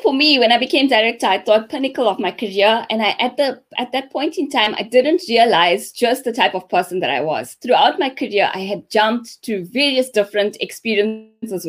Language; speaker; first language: English; native; English